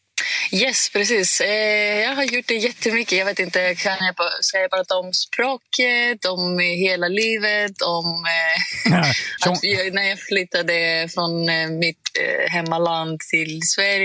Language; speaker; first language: Swedish; non-native, fluent; Greek